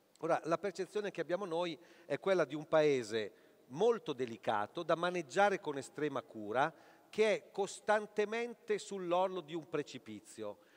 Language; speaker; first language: Italian; native; Italian